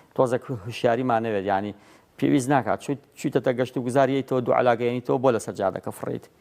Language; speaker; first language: Central Kurdish; native; Central Kurdish